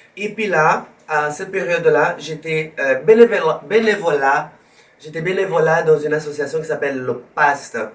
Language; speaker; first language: French; non-native, fluent; Portuguese